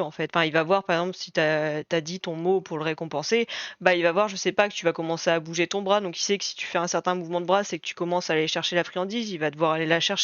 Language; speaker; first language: French; native; French